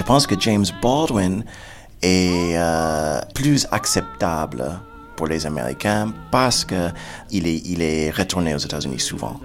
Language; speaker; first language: French; non-native, fluent; English